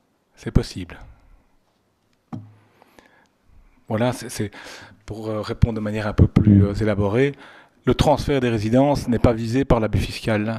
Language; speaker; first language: French; native; French